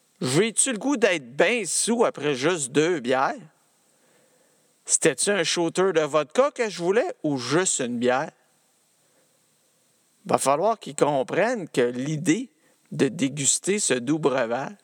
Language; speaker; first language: French; native; French